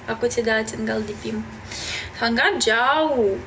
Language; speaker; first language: Indonesian; non-native, learner; Belarusian